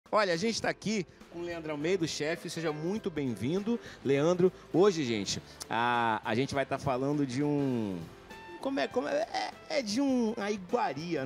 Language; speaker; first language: Portuguese; native; Portuguese